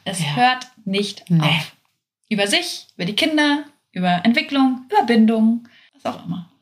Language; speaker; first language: German; native; German